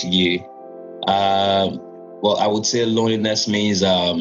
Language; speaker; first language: English; non-native, local second language; Yoruba